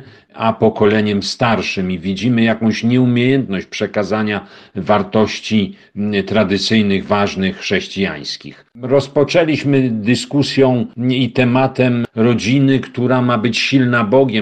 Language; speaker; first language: Polish; native; Polish